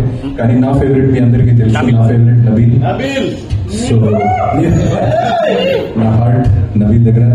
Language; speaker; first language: Telugu; non-native, fluent; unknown